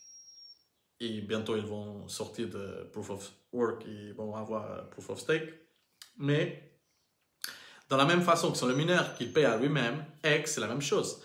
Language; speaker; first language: French; non-native, learner; Portuguese